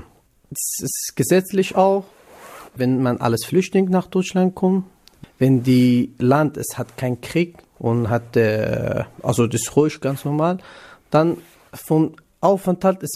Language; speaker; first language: German; non-native, learner; Kurdish